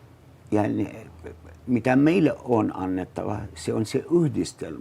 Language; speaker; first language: Finnish; non-native, learner; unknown